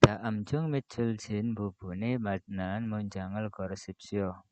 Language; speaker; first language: Korean; non-native, fluent; Indonesian